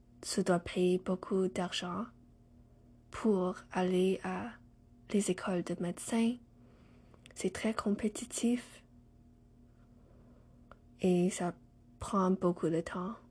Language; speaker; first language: French; non-native, learner; English